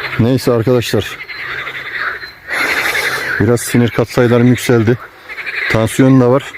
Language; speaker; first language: Turkish; native; Turkish